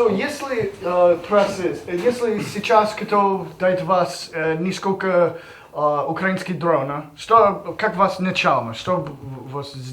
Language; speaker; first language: Russian; non-native, learner; English